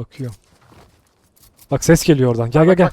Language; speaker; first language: Turkish; native; Turkish